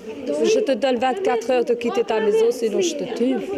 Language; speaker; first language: French; non-native, learner; Albanian